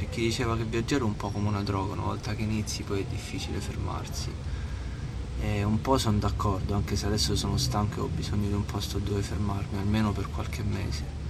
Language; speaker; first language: Italian; native; Italian